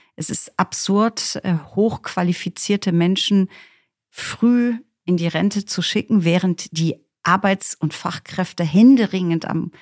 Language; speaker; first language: German; native; German